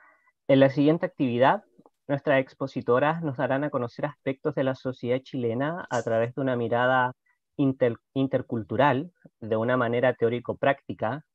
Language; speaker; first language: Spanish; native; Spanish